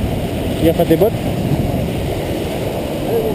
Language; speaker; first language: French; native; French